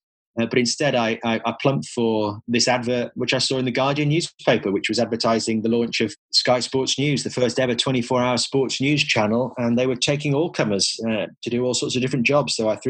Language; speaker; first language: English; native; English